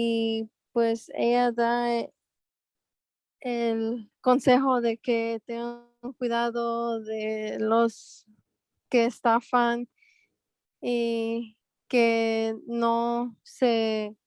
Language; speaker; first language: Spanish; early bilingual, heritage; Spanish